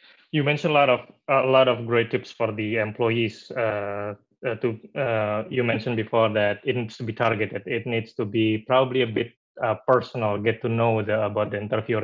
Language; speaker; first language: English; non-native, fluent; Indonesian